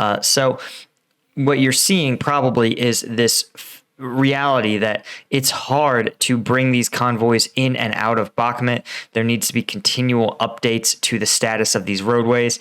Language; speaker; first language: English; native; English